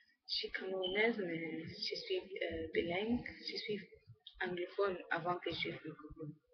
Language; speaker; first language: French; non-native, learner; English